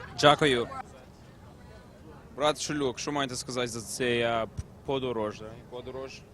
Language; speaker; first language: Ukrainian; early bilingual, heritage; Ukrainian